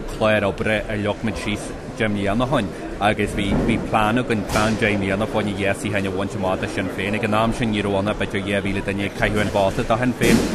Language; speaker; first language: Irish; native; Irish